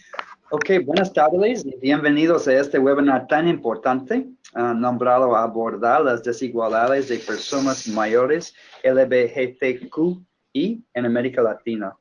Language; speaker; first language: Spanish; non-native, fluent; English